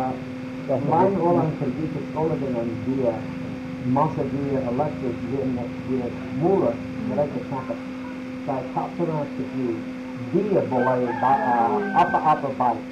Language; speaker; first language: Indonesian; non-native, learner; English